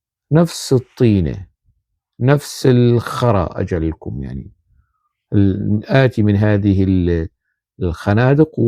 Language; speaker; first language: Arabic; non-native, local second language; Kurdish